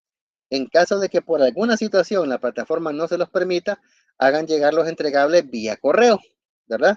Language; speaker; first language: Spanish; native; Spanish